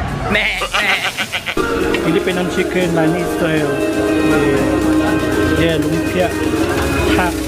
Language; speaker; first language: Korean; non-native, learner; Cebuano